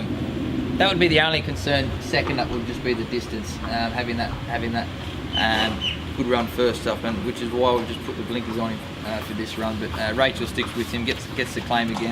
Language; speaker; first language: English; native; English